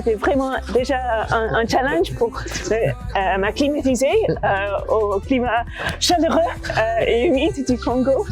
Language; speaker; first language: French; non-native, fluent; English